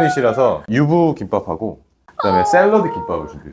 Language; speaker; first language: Korean; native; Korean